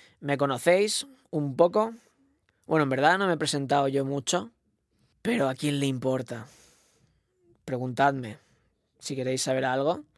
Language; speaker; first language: Spanish; non-native, local second language; Catalan